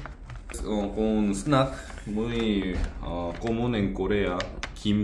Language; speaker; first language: Spanish; non-native, learner; Korean